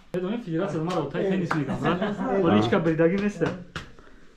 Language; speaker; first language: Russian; non-native, local second language; Tajik